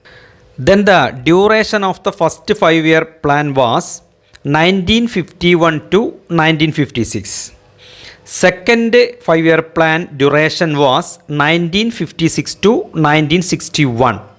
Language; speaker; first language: English; non-native, local second language; Malayalam